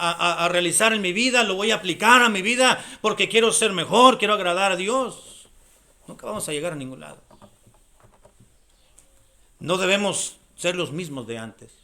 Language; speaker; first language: Spanish; native; Spanish